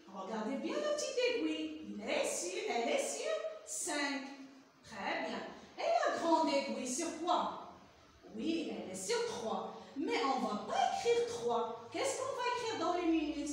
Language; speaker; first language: French; non-native, local second language; Arabic